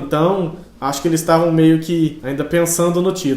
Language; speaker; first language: Portuguese; native; Portuguese